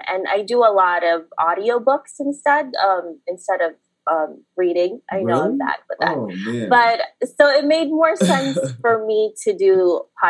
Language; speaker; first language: English; early bilingual, other home language; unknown